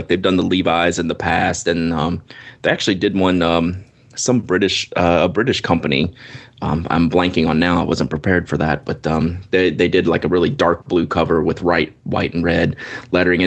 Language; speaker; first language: English; native; English